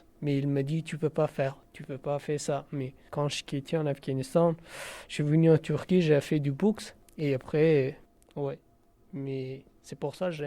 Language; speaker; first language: French; non-native, learner; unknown